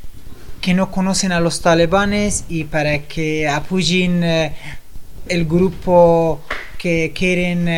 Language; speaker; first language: Spanish; non-native, fluent; Persian